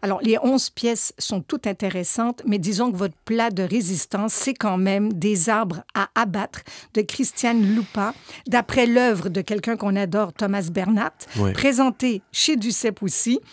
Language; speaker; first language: French; native; French